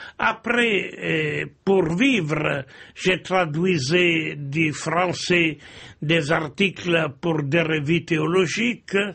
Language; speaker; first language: French; non-native, fluent; Italian